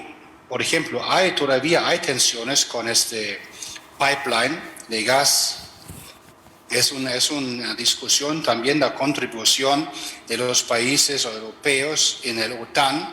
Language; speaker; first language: Spanish; non-native, fluent; German